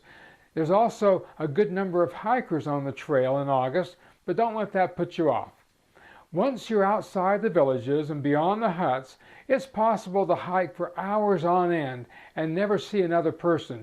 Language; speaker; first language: English; native; English